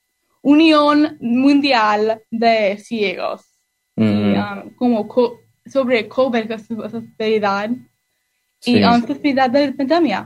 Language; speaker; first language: Spanish; non-native, learner; English